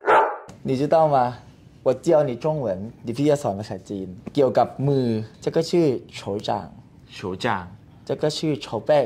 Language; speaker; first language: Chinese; non-native, learner; Thai